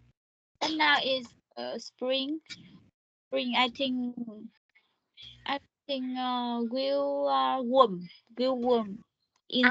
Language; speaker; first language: English; non-native, learner; Vietnamese